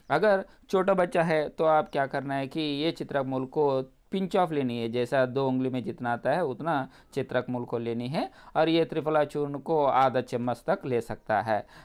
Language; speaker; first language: Hindi; non-native, local second language; Telugu